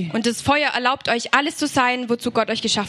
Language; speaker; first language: German; native; German